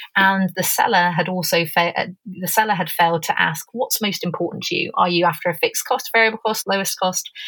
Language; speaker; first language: English; native; English